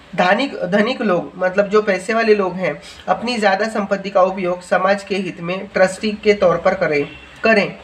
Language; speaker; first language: Hindi; non-native, local second language; Marathi